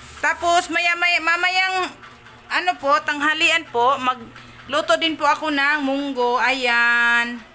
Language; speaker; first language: Filipino; non-native, local second language; Cebuano